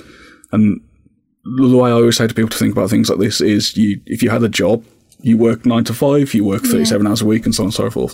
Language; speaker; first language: English; native; English